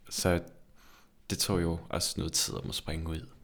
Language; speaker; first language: Danish; early bilingual, other home language; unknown